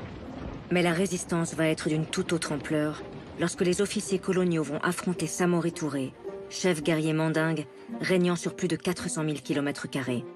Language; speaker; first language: French; native; French